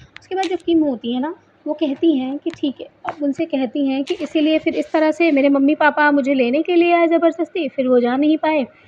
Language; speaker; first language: Hindi; native; Hindi